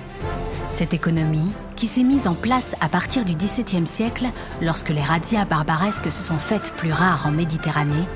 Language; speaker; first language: French; native; French